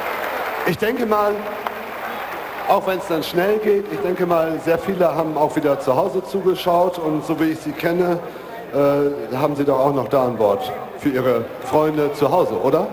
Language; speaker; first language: German; native; German